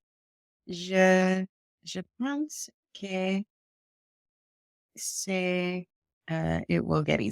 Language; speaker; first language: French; non-native, learner; English